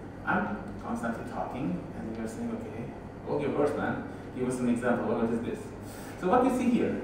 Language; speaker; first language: English; non-native, fluent; Persian